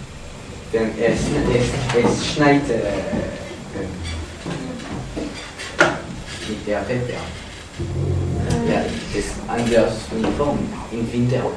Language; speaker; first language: German; non-native, learner; French